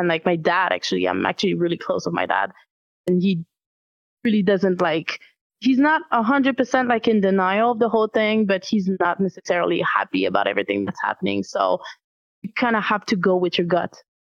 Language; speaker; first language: English; non-native, fluent; French